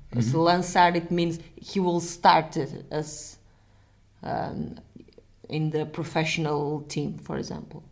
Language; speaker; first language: English; non-native, fluent; Portuguese